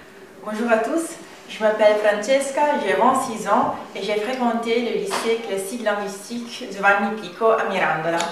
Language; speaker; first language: French; non-native, fluent; Italian